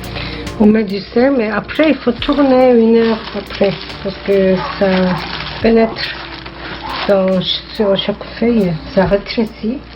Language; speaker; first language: French; non-native, fluent; Korean